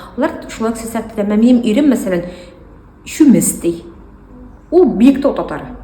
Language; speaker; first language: Tatar; native; Tatar